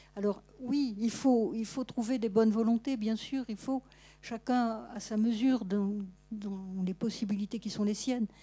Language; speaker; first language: French; native; French